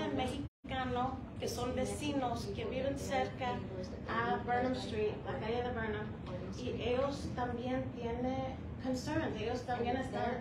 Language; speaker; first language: Spanish; early bilingual, heritage; Spanish